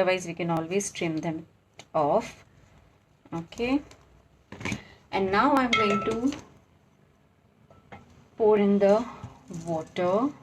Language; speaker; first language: English; non-native, local second language; Hindi